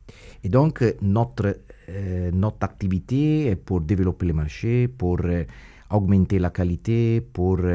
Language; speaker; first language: French; non-native, fluent; Italian